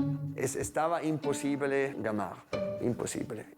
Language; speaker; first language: Spanish; non-native, fluent; German